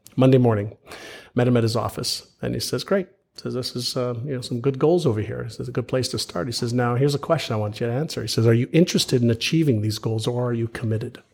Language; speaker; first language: English; early bilingual, other home language; Hebrew